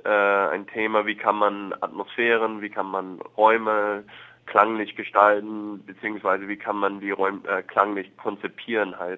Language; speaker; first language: German; non-native, fluent; English